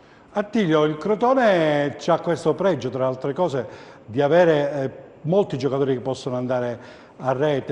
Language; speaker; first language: Italian; native; Italian